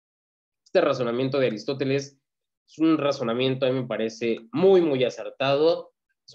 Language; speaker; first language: Spanish; native; Spanish